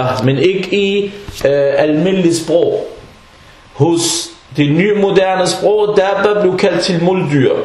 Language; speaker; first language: Danish; non-native, fluent; Arabic